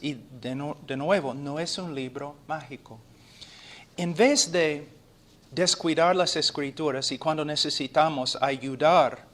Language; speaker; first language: Spanish; non-native, fluent; English